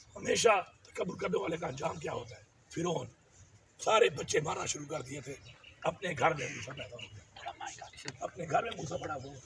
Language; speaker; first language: Urdu; non-native, local second language; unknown